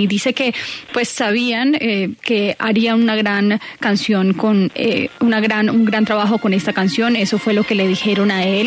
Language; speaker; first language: Spanish; native; Spanish